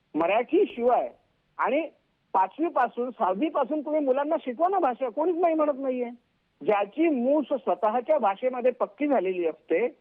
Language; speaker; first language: Marathi; native; Marathi